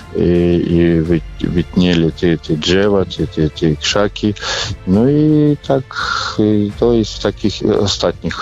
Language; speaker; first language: Ukrainian; non-native, local second language; Polish